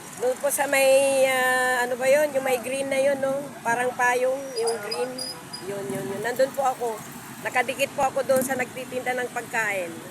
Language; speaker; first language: Filipino; native; Filipino